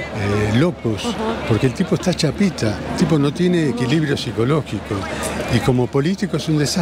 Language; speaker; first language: Spanish; native; Spanish